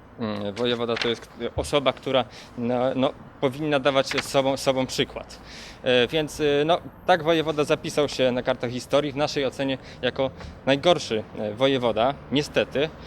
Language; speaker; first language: Polish; native; Polish